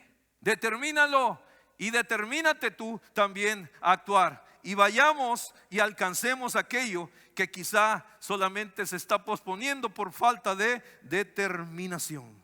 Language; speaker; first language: Spanish; native; Spanish